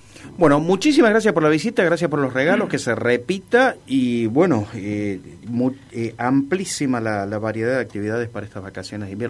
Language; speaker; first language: Spanish; native; Spanish